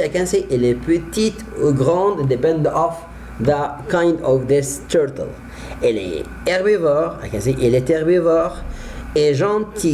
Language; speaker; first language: French; non-native, fluent; Arabic